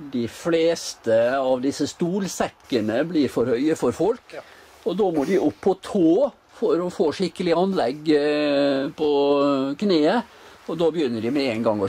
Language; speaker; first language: Norwegian; native; Norwegian